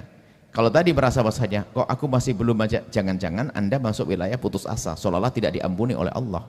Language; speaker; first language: Indonesian; native; Indonesian